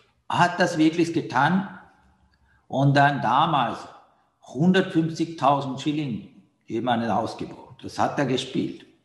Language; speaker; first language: German; non-native, learner; Sinhala